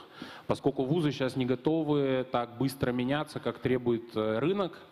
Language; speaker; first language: Russian; native; Russian